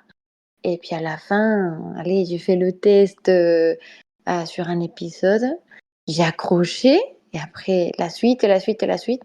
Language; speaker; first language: French; non-native, fluent; Spanish